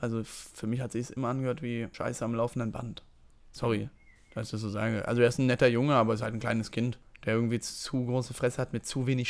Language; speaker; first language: German; native; German